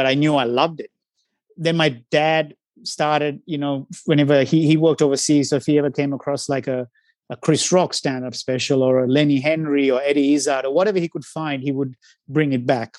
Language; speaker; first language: English; non-native, local second language; Sinhala